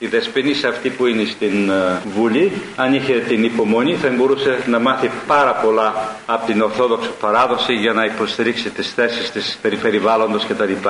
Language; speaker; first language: Greek; early bilingual, heritage; Greek